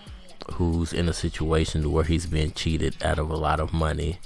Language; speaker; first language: English; native; English